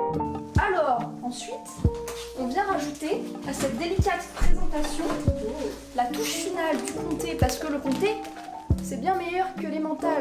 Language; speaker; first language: French; native; French